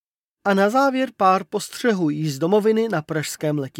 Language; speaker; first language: Czech; native; Czech